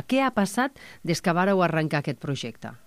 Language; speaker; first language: Catalan; native; Catalan